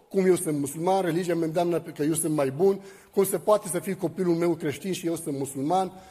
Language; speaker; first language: Romanian; non-native, fluent; Arabic